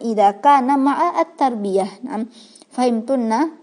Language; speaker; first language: Arabic; non-native, fluent; Indonesian